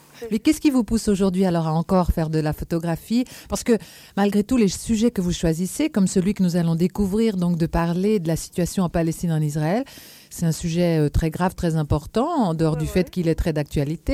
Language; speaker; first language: French; native; French